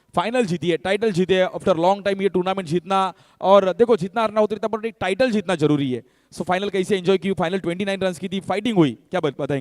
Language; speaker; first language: Hindi; non-native, local second language; Marathi